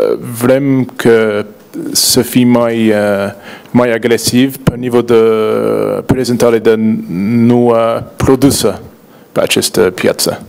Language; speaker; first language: Romanian; non-native, learner; English